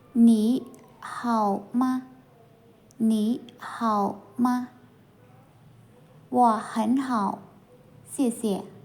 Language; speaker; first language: Chinese; non-native, fluent; Khmer